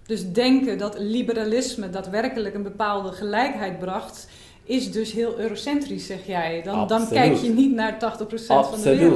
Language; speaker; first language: Dutch; native; Dutch